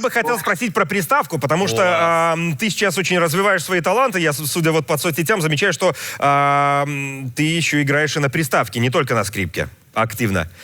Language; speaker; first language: Russian; native; Russian